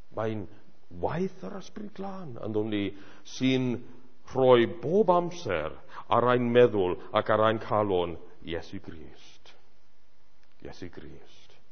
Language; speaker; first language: Welsh; non-native, fluent; English